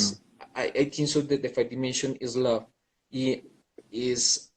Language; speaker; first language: English; non-native, learner; Spanish